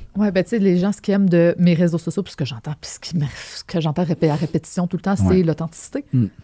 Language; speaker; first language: French; native; French